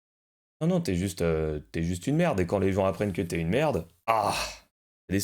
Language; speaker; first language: French; native; French